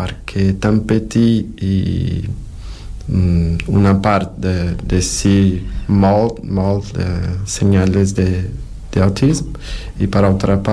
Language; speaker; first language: Catalan; non-native, fluent; Portuguese